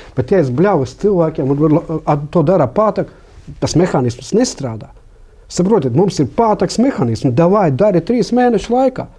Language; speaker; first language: Latvian; non-native, local second language; Russian